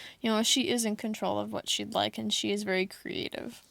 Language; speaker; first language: English; native; English